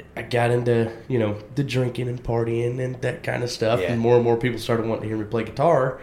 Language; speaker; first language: English; native; English